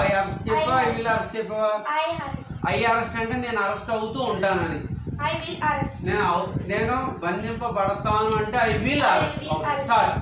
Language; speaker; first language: Telugu; native; Telugu